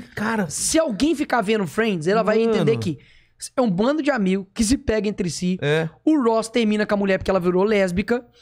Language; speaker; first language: Portuguese; native; Portuguese